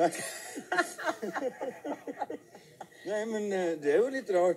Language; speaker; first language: Norwegian; native; Norwegian